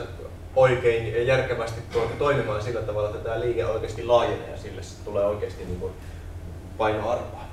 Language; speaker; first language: Finnish; native; Finnish